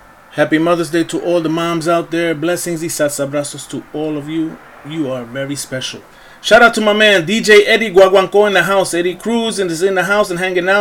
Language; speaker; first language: English; early bilingual, other home language; Spanish